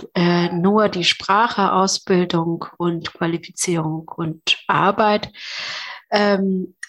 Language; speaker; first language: German; non-native, fluent; Persian